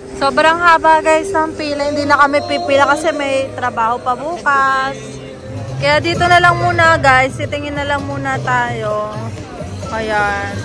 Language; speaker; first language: Filipino; native; Filipino